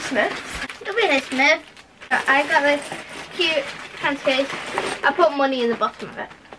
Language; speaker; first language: English; native; English